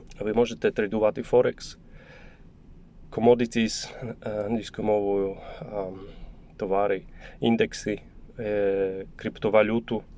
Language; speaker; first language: Ukrainian; non-native, learner; Polish